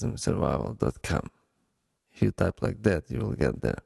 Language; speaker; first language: English; non-native, fluent; Ukrainian